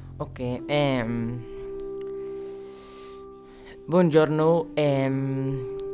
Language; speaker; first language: Italian; non-native, learner; Arabic